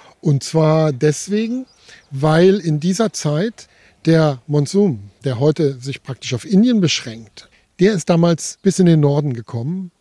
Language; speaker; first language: German; native; German